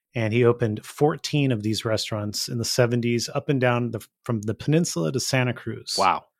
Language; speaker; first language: English; native; English